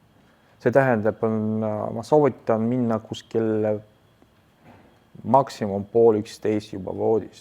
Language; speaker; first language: Estonian; non-native, local second language; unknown